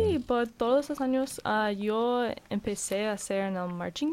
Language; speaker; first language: Spanish; non-native, learner; English